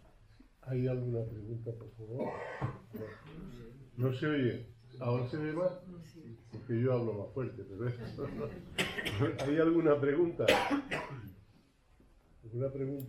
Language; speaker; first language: Spanish; native; Spanish